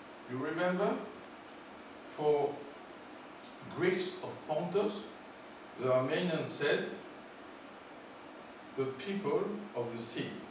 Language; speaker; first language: English; non-native, fluent; Greek